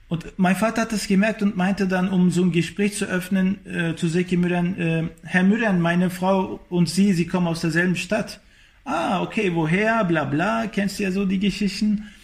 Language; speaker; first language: German; early bilingual, other home language; Turkish